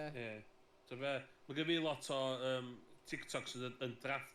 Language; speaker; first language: Welsh; native; Welsh